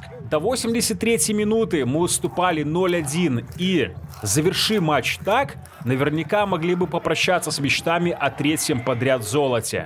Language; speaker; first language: Russian; native; Russian